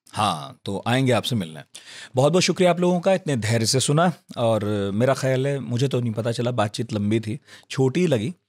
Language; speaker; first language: Hindi; native; Hindi